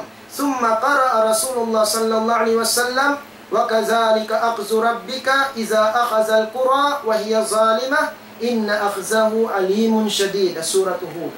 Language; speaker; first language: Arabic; non-native, fluent; Tausug